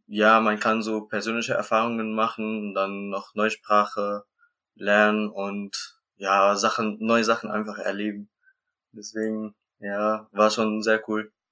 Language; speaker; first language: German; non-native, learner; Arabic